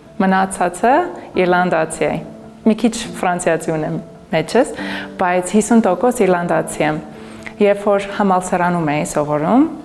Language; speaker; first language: Armenian; non-native, fluent; English